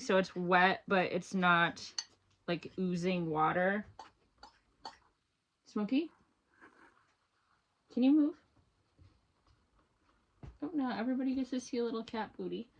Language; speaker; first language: English; native; English